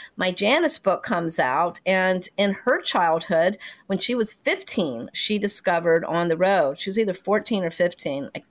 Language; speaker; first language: English; native; English